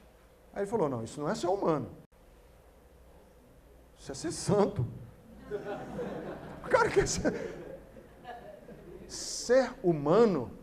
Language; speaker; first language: Portuguese; native; Portuguese